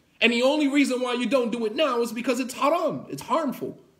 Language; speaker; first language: English; native; English